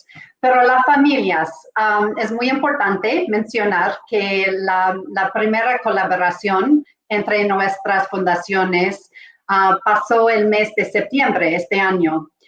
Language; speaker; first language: Spanish; non-native, fluent; English